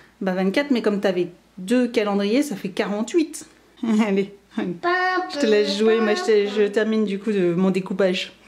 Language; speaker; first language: French; native; French